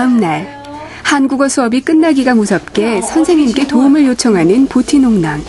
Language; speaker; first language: Korean; native; Korean